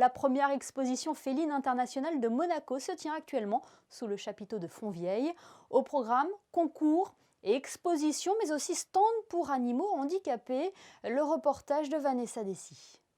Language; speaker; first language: French; native; French